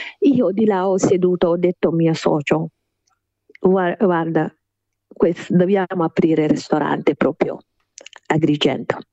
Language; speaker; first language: Italian; non-native, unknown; Wolof